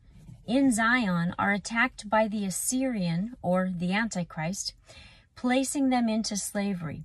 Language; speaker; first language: English; native; English